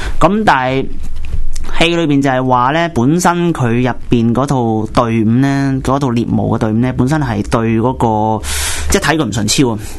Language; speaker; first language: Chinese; non-native, local second language; Cantonese